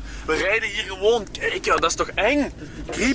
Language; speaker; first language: Dutch; native; Dutch